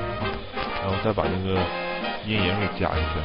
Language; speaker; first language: Chinese; native; Chinese